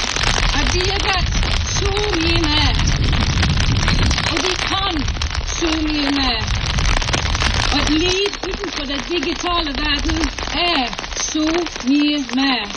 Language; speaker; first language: Norwegian; non-native, fluent; English